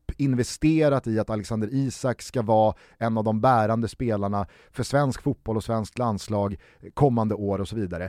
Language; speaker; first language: Swedish; native; Swedish